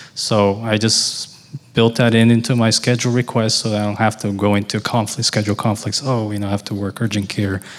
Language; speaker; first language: English; non-native, fluent; Portuguese